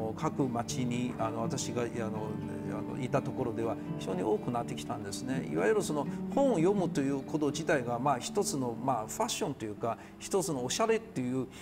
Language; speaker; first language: Japanese; non-native, fluent; Chinese